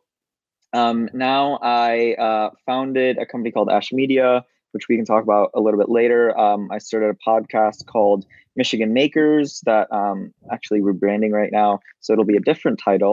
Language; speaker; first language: English; native; English